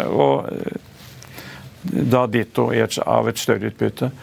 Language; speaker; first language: Norwegian; native; Norwegian